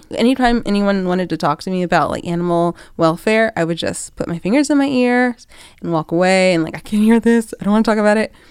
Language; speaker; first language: English; native; English